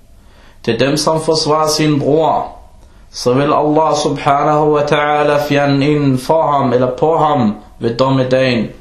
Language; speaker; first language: Danish; early bilingual, other home language; Arabic